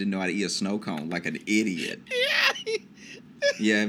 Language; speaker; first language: English; native; English